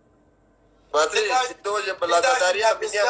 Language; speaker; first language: Russian; non-native, learner; Tajik